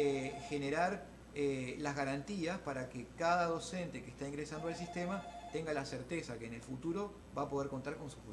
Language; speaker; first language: Spanish; native; Spanish